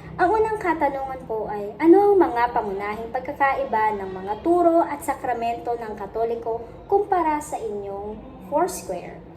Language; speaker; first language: Filipino; native; Filipino